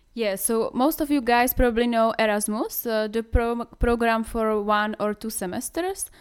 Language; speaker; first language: English; non-native, fluent; Czech